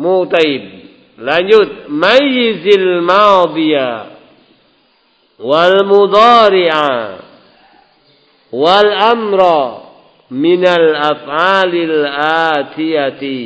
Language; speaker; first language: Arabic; non-native, fluent; Indonesian